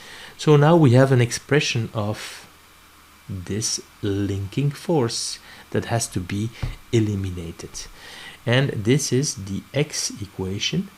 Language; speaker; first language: English; non-native, fluent; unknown